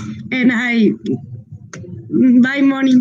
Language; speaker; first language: English; non-native, learner; Spanish